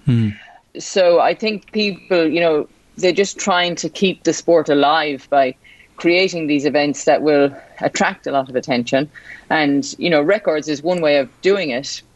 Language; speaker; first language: English; native; English